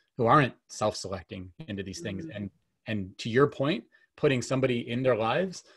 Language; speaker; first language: English; native; English